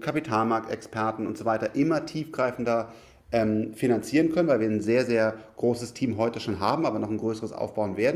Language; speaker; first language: German; native; German